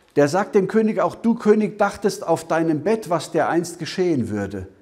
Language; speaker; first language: German; native; German